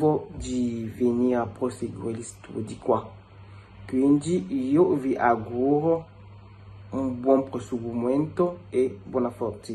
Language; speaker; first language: Italian; non-native, fluent; French